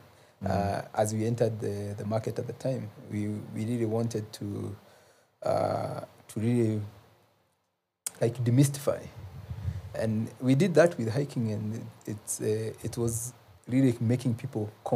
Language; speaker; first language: English; non-native, local second language; Kikuyu